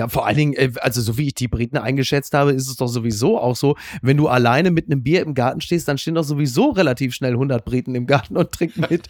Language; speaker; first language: German; native; German